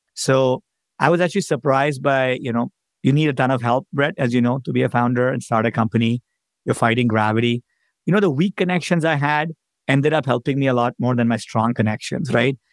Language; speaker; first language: English; non-native, local second language; Hindi